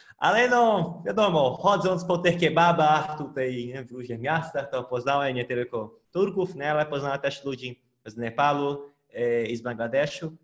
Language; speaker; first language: Polish; non-native, fluent; Portuguese